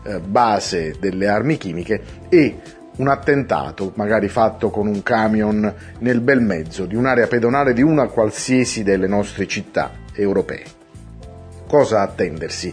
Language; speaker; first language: Italian; native; Italian